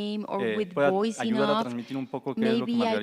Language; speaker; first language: Spanish; native; Spanish